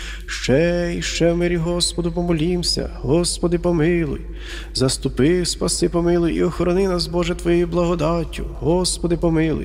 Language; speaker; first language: Ukrainian; native; Ukrainian